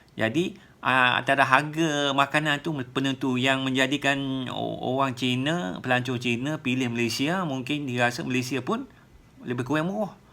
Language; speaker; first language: Malay; native; Malay